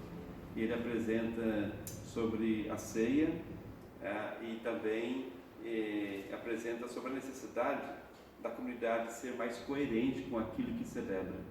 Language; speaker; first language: Portuguese; native; Portuguese